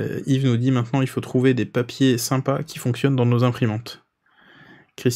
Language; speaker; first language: French; native; French